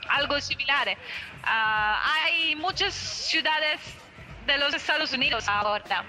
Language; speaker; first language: Spanish; non-native, fluent; Italian